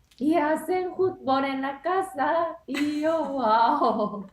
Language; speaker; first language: Spanish; non-native, learner; Japanese